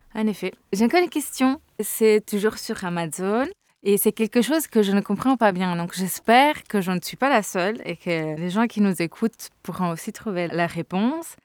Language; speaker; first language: French; early bilingual, other home language; Italian